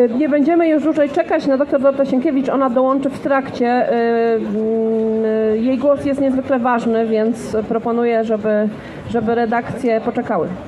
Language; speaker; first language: Polish; native; Polish